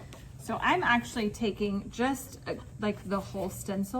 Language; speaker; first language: English; native; English